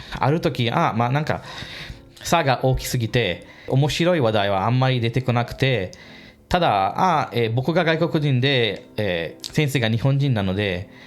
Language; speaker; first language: Japanese; non-native, fluent; English